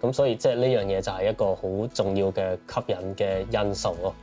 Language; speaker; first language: Cantonese; early bilingual, other home language; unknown